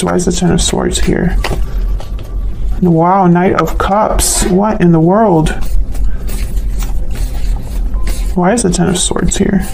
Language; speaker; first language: English; native; English